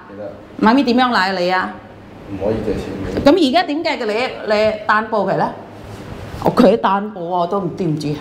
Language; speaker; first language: Cantonese; non-native, fluent; Indonesian